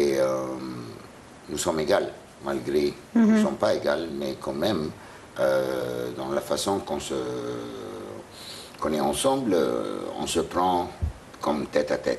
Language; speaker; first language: French; non-native, fluent; Arabic